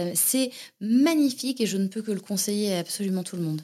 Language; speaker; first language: French; native; French